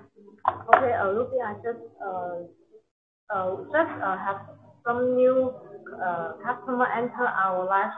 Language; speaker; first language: English; non-native, local second language; Chinese